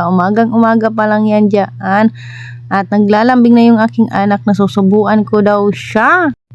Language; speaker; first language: Filipino; non-native, local second language; Waray